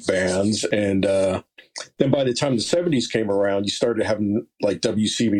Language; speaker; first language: English; native; English